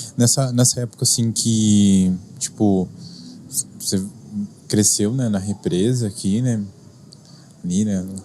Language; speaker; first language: Portuguese; native; Portuguese